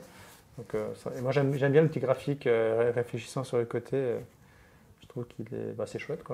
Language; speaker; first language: French; native; French